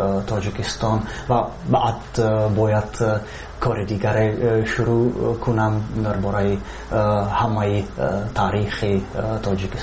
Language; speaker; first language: Persian; non-native, fluent; Slovak